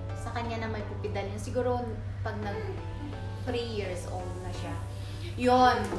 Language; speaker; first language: Filipino; native; Filipino